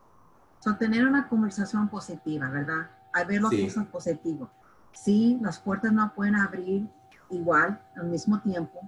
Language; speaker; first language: Spanish; early bilingual, heritage; Spanish